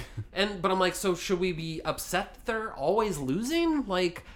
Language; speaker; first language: English; native; English